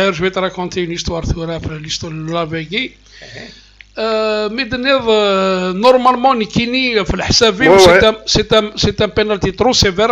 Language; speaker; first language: French; non-native, local second language; Kabyle